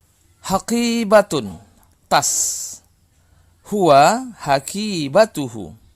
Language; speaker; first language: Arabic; non-native, fluent; Indonesian